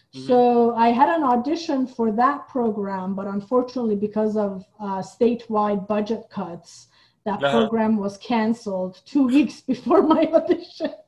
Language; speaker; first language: English; non-native, fluent; Persian